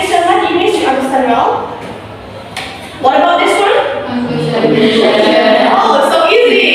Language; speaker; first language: English; non-native, fluent; Indonesian